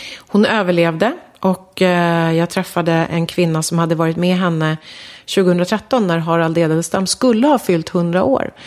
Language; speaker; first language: Swedish; early bilingual, other home language; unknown